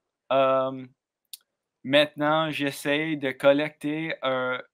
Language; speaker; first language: French; non-native, learner; English